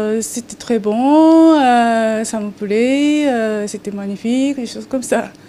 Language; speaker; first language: French; non-native, learner; Japanese